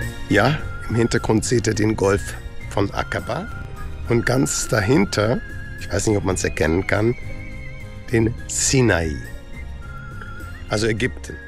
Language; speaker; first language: German; native; German